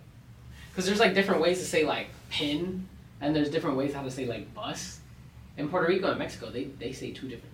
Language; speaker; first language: English; native; English